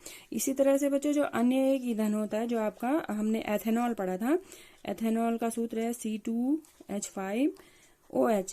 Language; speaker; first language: Hindi; native; Hindi